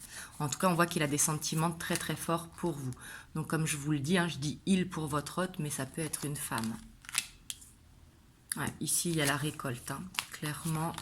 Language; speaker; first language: French; native; French